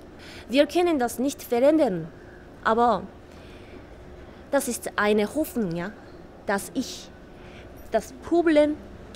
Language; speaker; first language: German; non-native, learner; Korean